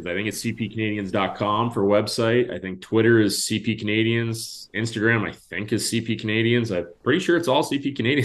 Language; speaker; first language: English; native; English